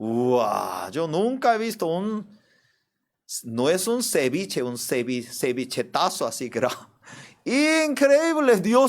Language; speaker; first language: Spanish; non-native, fluent; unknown